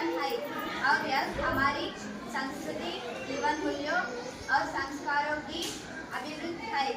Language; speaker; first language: Hindi; non-native, local second language; Telugu